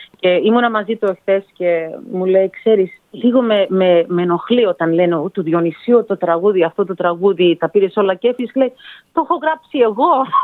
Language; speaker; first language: Greek; early bilingual, heritage; Greek